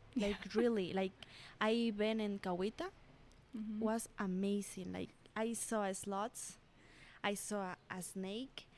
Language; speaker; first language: English; non-native, learner; Spanish